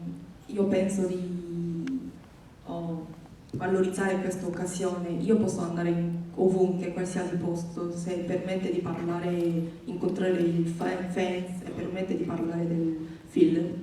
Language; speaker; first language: Italian; non-native, fluent; Korean